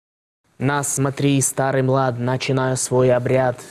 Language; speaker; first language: Russian; native; Russian